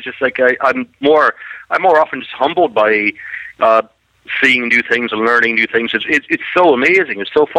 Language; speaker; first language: English; native; English